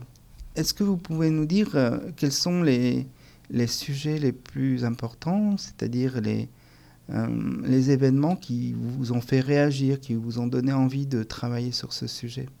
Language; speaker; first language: French; native; French